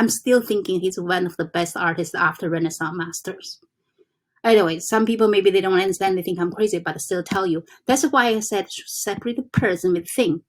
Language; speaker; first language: English; non-native, fluent; Chinese